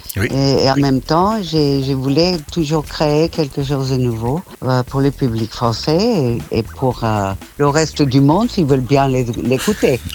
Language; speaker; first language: French; non-native, fluent; English